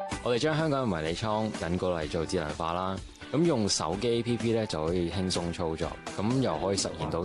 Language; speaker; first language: Cantonese; native; Cantonese